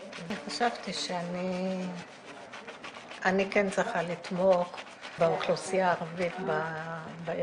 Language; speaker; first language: Hebrew; non-native, local second language; Arabic